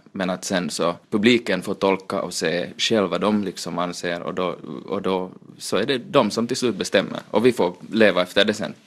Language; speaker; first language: Swedish; native; Swedish